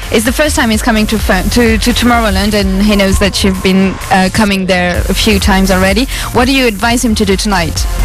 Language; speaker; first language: English; non-native, fluent; French